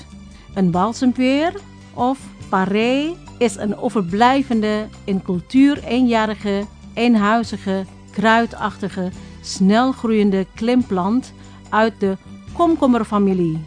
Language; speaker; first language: Dutch; non-native, fluent; Indonesian